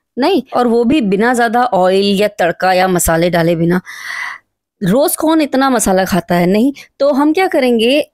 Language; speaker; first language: Hindi; native; Hindi